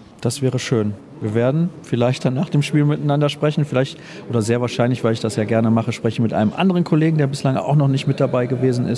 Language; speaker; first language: German; native; German